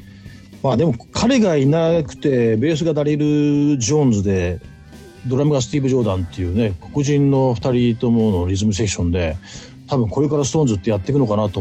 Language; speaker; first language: Japanese; native; Japanese